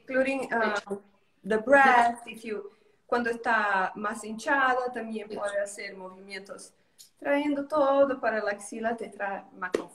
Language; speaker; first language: Spanish; non-native, learner; Portuguese